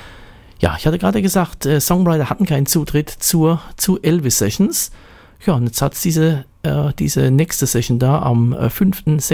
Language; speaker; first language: German; native; German